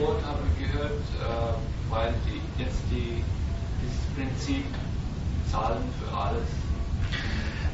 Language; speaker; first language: German; non-native, learner; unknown